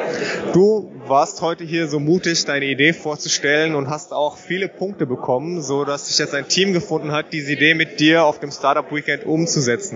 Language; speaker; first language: German; native; German